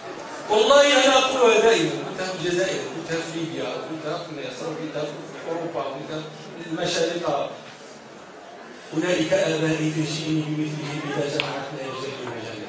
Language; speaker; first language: Arabic; native; Arabic